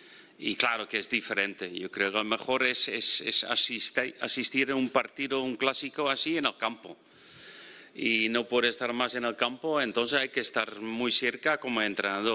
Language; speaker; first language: Spanish; non-native, fluent; Dutch